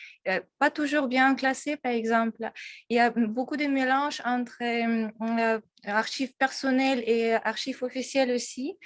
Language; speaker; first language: French; non-native, fluent; Russian